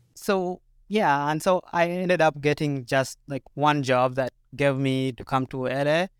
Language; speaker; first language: English; non-native, local second language; Ganda